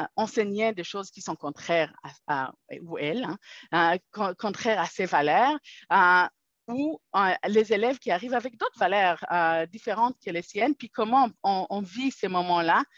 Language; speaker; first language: French; non-native, fluent; Hebrew